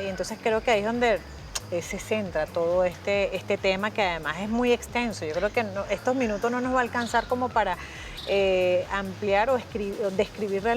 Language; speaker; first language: Spanish; native; Spanish